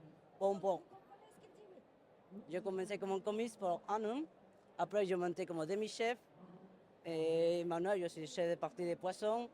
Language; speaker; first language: French; non-native, learner; Spanish